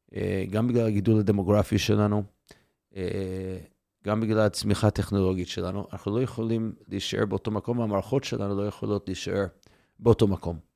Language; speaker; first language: Hebrew; non-native, fluent; English